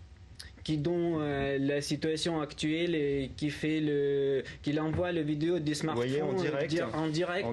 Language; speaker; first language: French; non-native, learner; Ukrainian